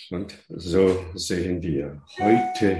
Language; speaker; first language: German; non-native, fluent; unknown